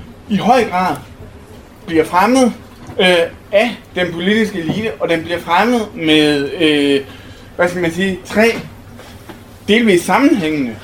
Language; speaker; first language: Danish; native; Danish